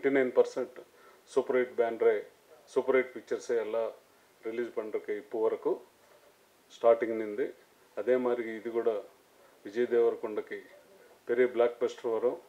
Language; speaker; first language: Tamil; non-native, learner; Telugu